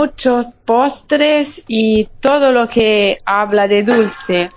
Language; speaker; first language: Spanish; non-native, fluent; Italian